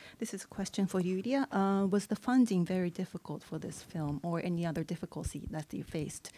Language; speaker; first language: English; non-native, fluent; Japanese